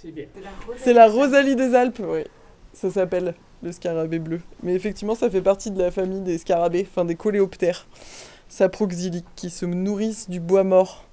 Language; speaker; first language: French; native; French